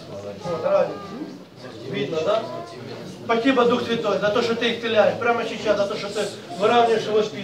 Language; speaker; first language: Russian; native; Russian